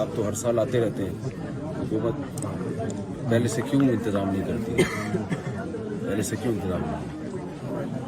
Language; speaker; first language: Urdu; native; Urdu